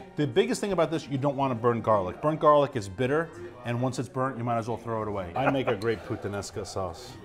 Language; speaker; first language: English; native; English